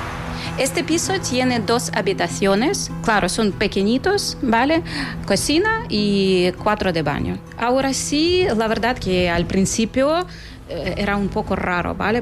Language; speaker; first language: Spanish; non-native, fluent; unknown